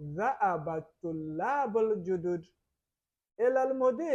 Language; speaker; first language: Arabic; non-native, fluent; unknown